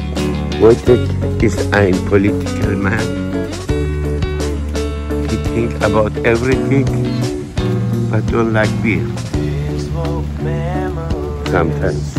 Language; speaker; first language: English; non-native, learner; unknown